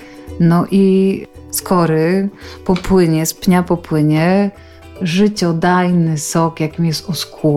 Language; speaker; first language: Polish; native; Polish